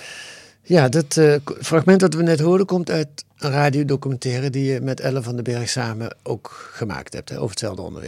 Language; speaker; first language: Dutch; native; Dutch